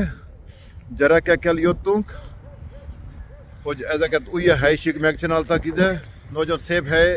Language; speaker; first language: Hungarian; non-native, learner; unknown